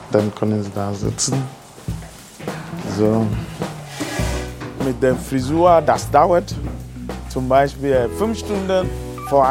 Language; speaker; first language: German; non-native, fluent; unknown